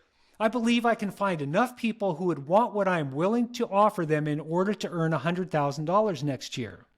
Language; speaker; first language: English; native; English